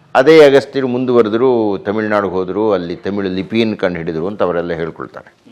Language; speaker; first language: Kannada; native; Kannada